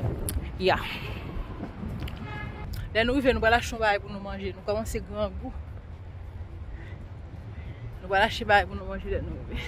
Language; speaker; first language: French; non-native, local second language; Haitian Creole